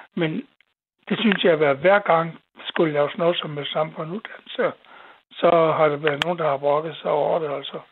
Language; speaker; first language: Danish; native; Danish